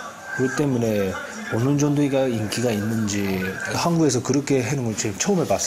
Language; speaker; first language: Korean; early bilingual, heritage; Japanese